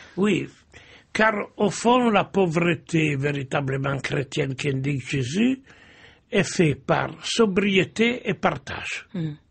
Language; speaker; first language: French; non-native, fluent; Italian